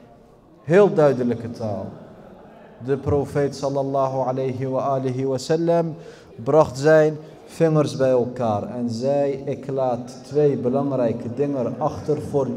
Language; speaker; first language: Dutch; early bilingual, other home language; Arabic